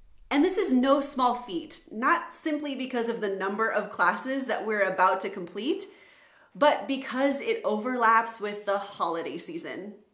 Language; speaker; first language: English; native; English